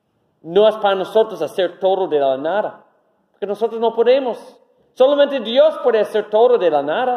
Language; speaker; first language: Spanish; non-native, learner; English